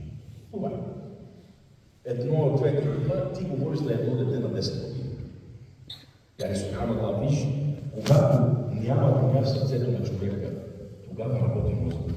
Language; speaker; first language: Bulgarian; non-native, fluent; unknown